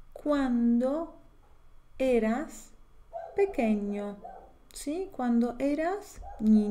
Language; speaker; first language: Spanish; non-native, fluent; Polish